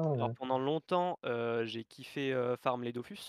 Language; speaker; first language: French; native; French